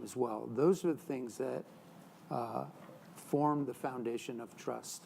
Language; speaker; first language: English; native; English